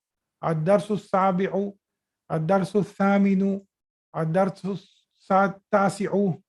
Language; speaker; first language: Arabic; non-native, fluent; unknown